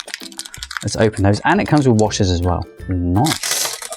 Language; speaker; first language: English; native; English